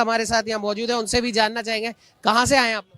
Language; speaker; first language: Hindi; native; Hindi